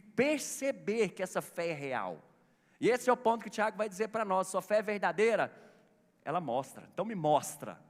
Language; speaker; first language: Portuguese; native; Portuguese